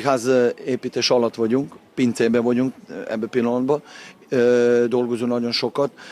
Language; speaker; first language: Hungarian; non-native, fluent; Serbian